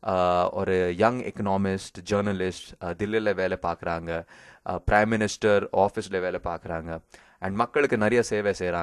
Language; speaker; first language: Tamil; early bilingual, heritage; Tamil